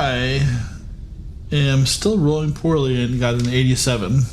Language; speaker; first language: English; native; English